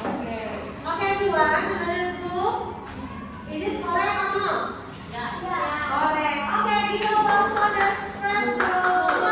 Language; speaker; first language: English; non-native, learner; Indonesian